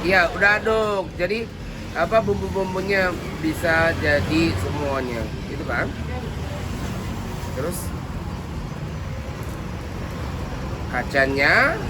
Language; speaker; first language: Indonesian; non-native, fluent; Japanese